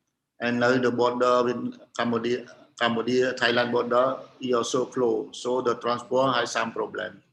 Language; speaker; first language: English; non-native, learner; Khmer